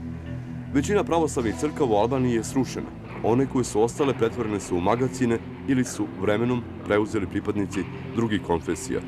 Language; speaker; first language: Bosnian; native; Bosnian